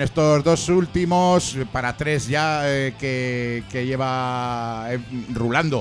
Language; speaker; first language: Spanish; native; Spanish